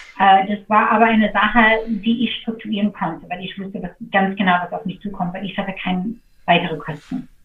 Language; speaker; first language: German; non-native, fluent; English